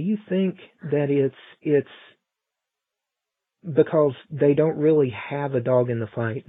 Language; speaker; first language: English; native; English